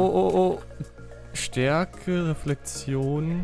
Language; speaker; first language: German; native; German